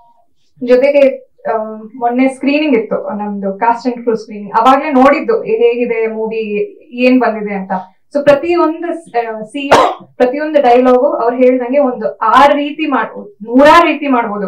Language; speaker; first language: Kannada; native; Kannada